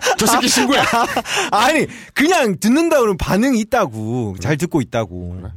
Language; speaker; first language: Korean; native; Korean